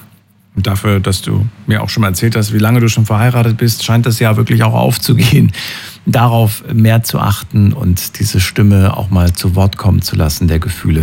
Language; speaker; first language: German; native; German